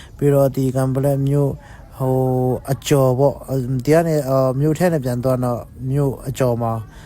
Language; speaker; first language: Burmese; non-native, local second language; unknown